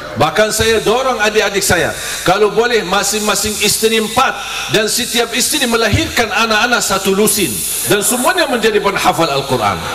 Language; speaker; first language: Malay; non-native, fluent; Arabic